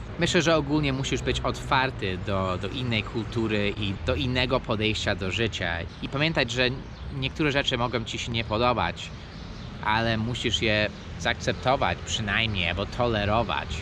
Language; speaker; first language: Polish; early bilingual, heritage; Polish